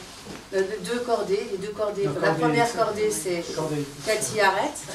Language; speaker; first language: French; native; French